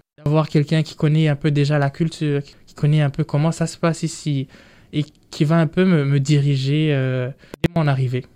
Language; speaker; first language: French; non-native, local second language; Rundi